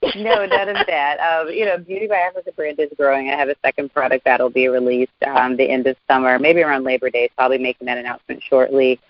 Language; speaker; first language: English; native; English